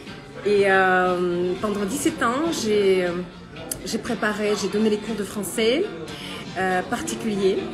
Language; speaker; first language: French; non-native, fluent; Russian